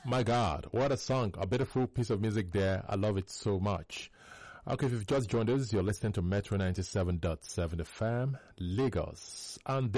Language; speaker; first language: English; non-native, local second language; Igbo